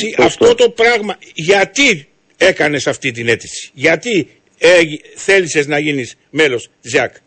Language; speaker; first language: Greek; native; Greek